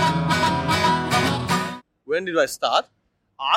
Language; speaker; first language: English; non-native, fluent; Japanese